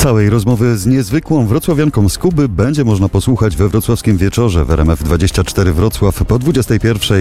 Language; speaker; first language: Polish; native; Polish